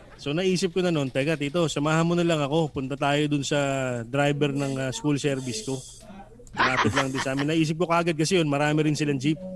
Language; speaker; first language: Filipino; native; Filipino